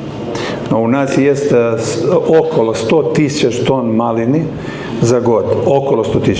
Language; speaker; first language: Russian; non-native, learner; Serbian